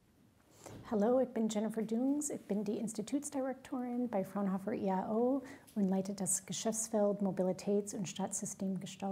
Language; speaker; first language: German; non-native, fluent; English